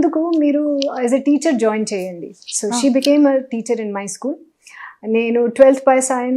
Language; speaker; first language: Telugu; non-native, learner; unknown